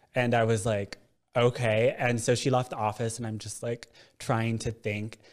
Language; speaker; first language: English; native; English